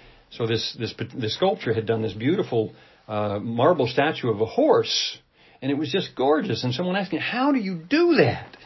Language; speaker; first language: English; native; English